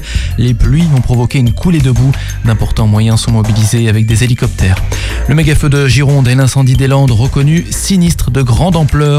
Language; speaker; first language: French; native; French